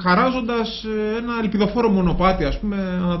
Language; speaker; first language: Greek; native; Greek